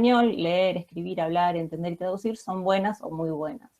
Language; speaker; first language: Spanish; native; Spanish